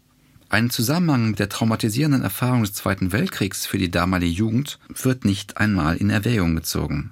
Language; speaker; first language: German; native; German